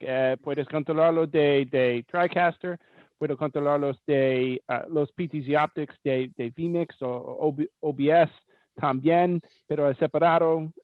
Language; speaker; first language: Spanish; non-native, learner; English